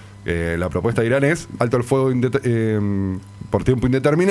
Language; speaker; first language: Spanish; native; Spanish